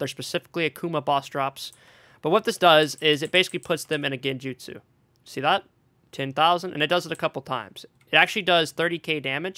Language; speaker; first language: English; native; English